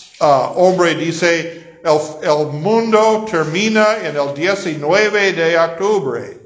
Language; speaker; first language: Spanish; non-native, fluent; English